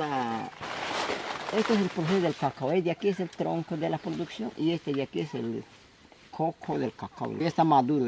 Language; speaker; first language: Spanish; native; Spanish